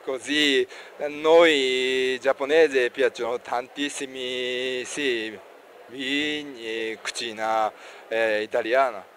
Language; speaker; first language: Italian; non-native, learner; Japanese